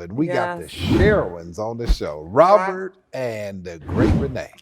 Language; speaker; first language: English; native; English